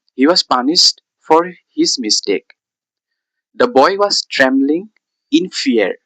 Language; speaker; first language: English; non-native, local second language; Assamese